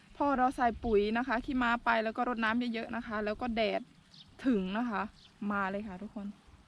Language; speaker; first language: Thai; native; Thai